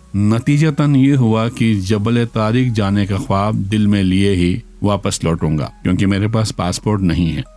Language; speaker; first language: Urdu; non-native, local second language; Brahui